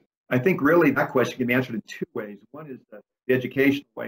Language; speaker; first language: English; early bilingual, other home language; Spanish